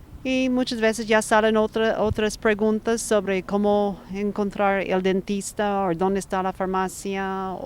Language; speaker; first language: Spanish; non-native, fluent; English